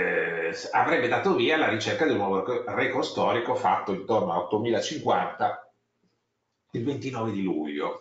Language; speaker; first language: Italian; native; Italian